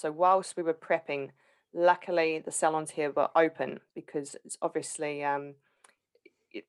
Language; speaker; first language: English; native; English